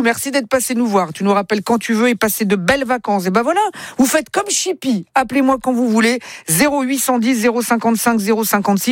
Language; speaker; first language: French; native; French